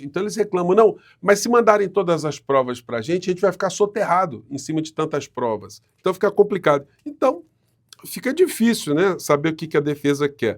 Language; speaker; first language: Portuguese; native; Portuguese